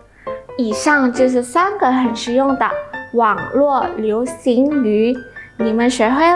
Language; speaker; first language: Chinese; non-native, learner; Indonesian